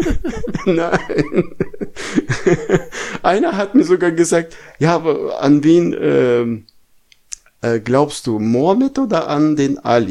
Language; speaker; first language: German; non-native, fluent; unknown